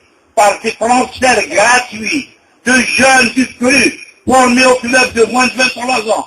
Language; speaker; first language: French; non-native, local second language; Arabic